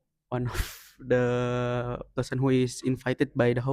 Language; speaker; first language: English; non-native, learner; Indonesian